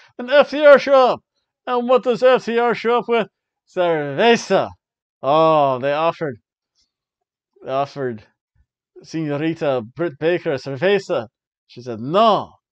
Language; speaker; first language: English; native; English